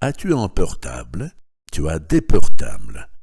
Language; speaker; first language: French; non-native, fluent; Russian